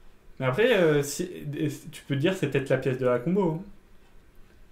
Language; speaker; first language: French; native; French